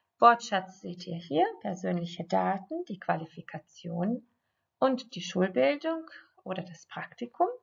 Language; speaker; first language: German; non-native, fluent; Croatian